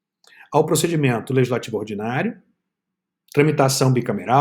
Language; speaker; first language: Portuguese; native; Portuguese